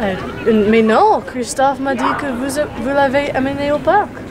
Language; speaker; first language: French; non-native, learner; English